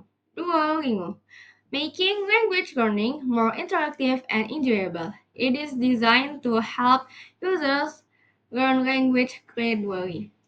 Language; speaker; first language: English; non-native, learner; Indonesian